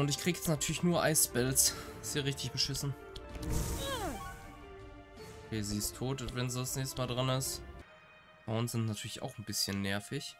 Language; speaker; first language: German; native; German